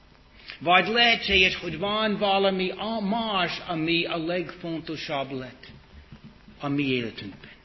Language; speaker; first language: Hungarian; non-native, fluent; English